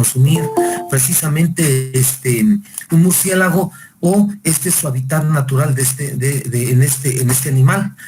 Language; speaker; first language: Spanish; native; Spanish